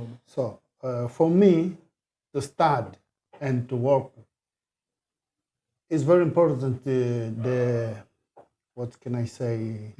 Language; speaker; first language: English; non-native, learner; Portuguese